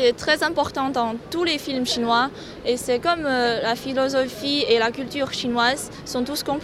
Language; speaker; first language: French; non-native, learner; Chinese